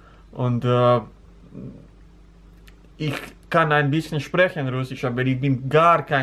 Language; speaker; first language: German; non-native, learner; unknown